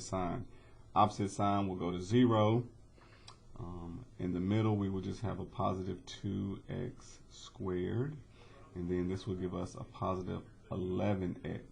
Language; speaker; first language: English; native; English